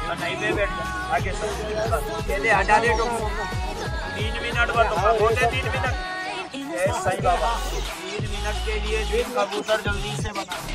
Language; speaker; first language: Hindi; non-native, local second language; Bangla